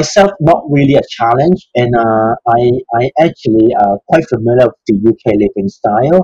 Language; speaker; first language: English; non-native, local second language; Cantonese